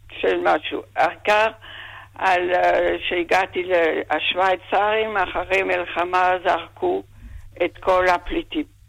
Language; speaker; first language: Hebrew; non-native, fluent; German